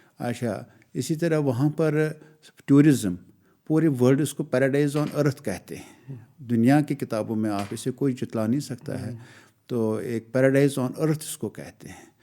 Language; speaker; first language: Urdu; non-native, local second language; Kashmiri